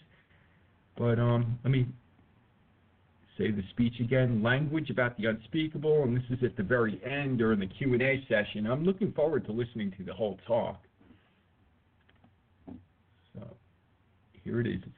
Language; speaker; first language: English; native; English